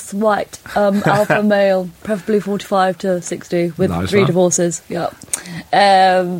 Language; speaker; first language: English; non-native, local second language; Polish